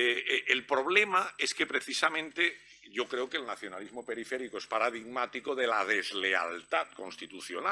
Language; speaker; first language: Spanish; native; Spanish